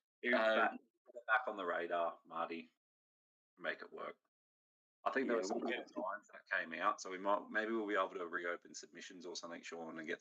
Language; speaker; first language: English; native; English